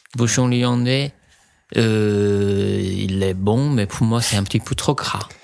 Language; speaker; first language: French; non-native, fluent; Chinese